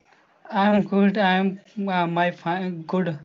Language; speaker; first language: English; non-native, learner; Hindi